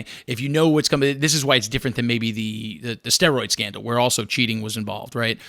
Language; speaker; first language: English; native; English